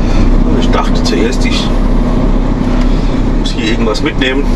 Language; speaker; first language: German; native; German